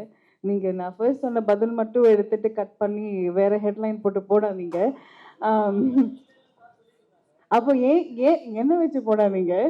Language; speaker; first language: Tamil; early bilingual, heritage; Tamil